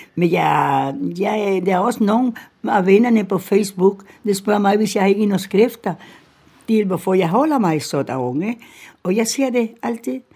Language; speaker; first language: Danish; non-native, fluent; Spanish